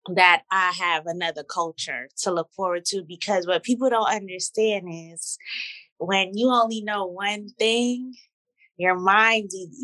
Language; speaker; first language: English; native; English